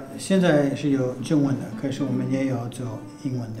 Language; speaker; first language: Chinese; non-native, learner; English